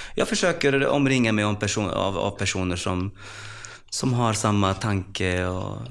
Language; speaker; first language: Swedish; early bilingual, other home language; Arabic